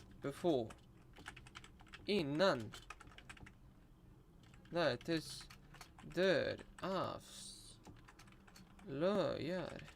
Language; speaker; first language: Swedish; non-native, learner; Russian